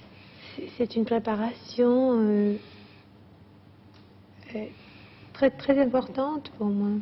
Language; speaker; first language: French; non-native, fluent; Greek